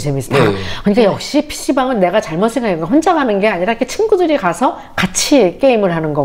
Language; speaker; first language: Korean; native; Korean